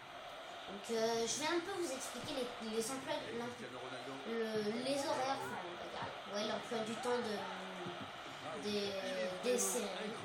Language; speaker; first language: French; native; French